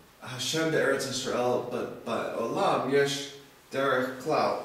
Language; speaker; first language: Hebrew; non-native, learner; English